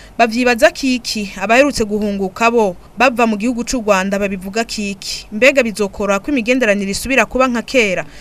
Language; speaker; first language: Kinyarwanda; native; Kinyarwanda